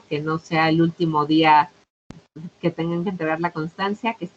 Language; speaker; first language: Spanish; native; Spanish